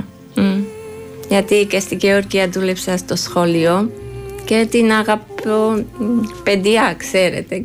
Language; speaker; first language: Greek; non-native, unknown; Georgian